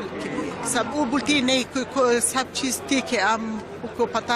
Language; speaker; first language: Hindi; non-native, learner; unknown